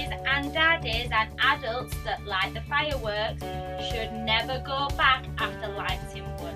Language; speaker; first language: English; native; English